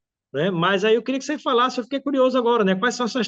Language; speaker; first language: Portuguese; native; Portuguese